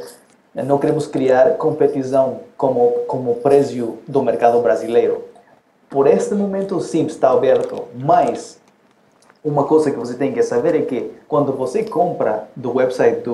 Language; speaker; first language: Portuguese; non-native, fluent; Spanish